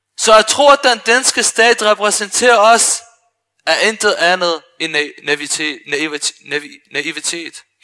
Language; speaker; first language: Danish; early bilingual, other home language; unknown